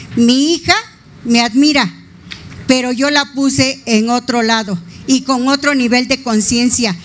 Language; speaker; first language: Spanish; native; Spanish